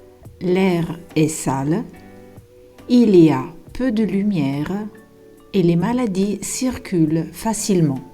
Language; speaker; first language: French; non-native, fluent; Italian